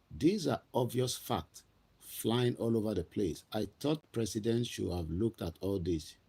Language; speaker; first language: English; non-native, local second language; Yoruba